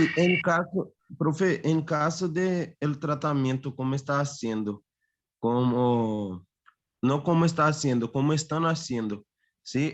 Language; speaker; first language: Spanish; non-native, fluent; Portuguese